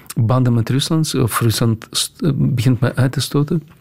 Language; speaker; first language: Dutch; non-native, fluent; Russian